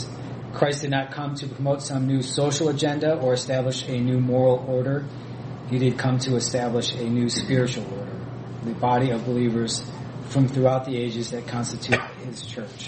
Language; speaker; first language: English; native; English